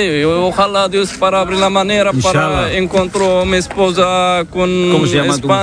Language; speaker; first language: Spanish; non-native, learner; Arabic